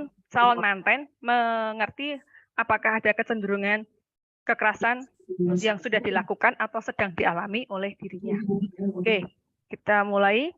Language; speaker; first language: Malay; native; Malay